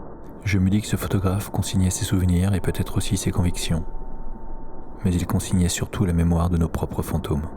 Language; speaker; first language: French; native; French